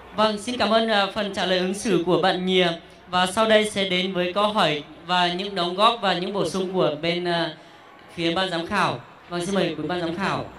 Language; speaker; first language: Vietnamese; non-native, local second language; Hmong